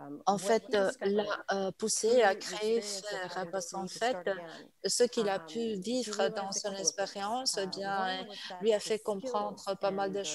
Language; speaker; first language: French; non-native, fluent; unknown